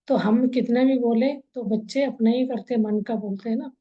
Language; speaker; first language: Hindi; non-native, local second language; Kannada